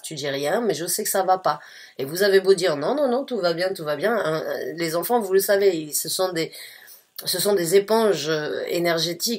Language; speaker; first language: French; native; French